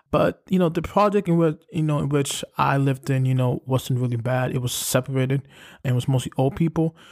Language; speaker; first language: English; native; English